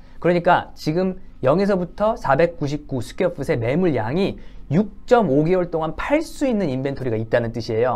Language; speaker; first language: Korean; native; Korean